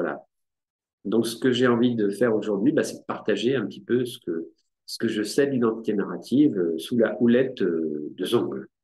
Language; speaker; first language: French; native; French